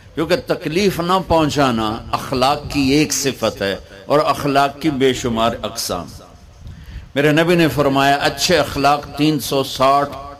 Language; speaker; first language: Urdu; non-native, local second language; Punjabi